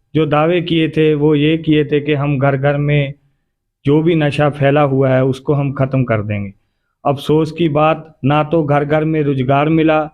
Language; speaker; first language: Hindi; non-native, local second language; Punjabi